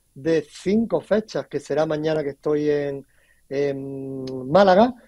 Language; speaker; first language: Spanish; native; Spanish